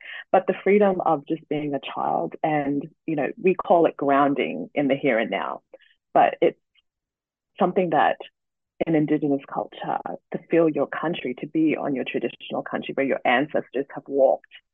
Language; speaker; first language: English; native; English